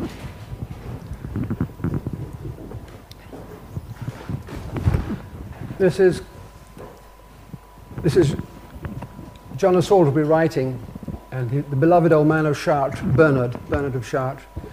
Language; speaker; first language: English; native; English